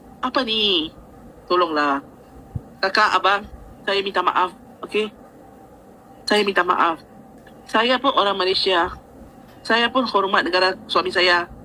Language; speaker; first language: Malay; native; Malay